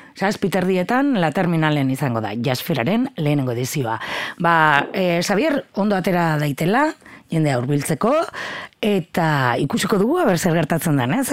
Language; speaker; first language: Basque; native; Basque